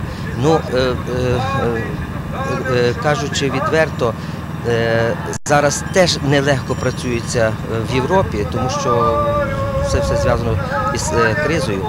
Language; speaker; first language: Ukrainian; native; Ukrainian